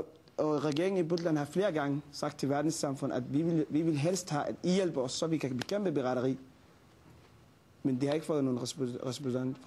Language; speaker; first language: Danish; non-native, fluent; Somali